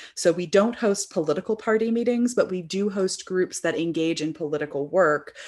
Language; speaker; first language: English; native; English